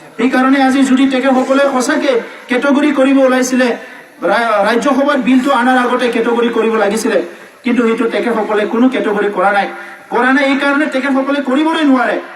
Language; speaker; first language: Assamese; non-native, local second language; Bodo